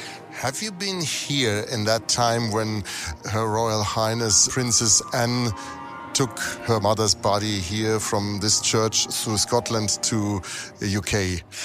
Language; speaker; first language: English; non-native, fluent; German